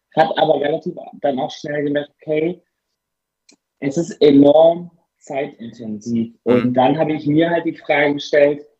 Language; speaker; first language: German; native; German